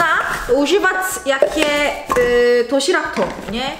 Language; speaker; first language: Polish; non-native, learner; Korean